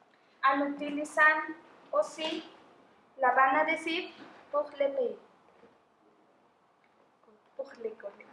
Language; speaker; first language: French; non-native, fluent; Spanish